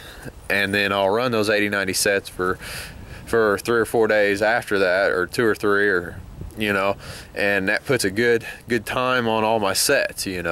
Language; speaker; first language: English; native; English